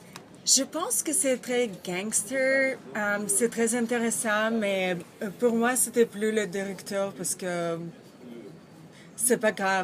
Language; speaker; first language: French; non-native, learner; Russian